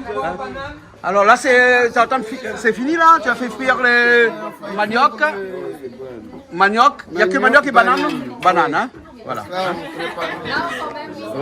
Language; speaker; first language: French; native; French